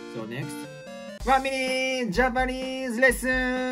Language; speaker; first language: English; non-native, learner; Japanese